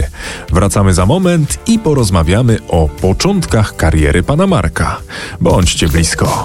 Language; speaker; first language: Polish; native; Polish